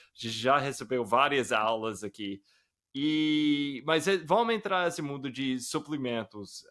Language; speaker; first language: Portuguese; non-native, fluent; English